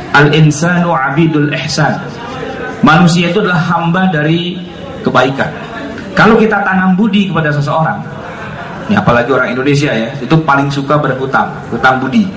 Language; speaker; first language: Indonesian; native; Indonesian